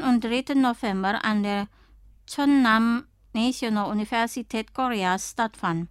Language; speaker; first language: German; non-native, fluent; Indonesian